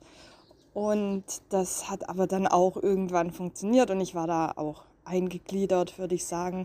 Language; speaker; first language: German; native; German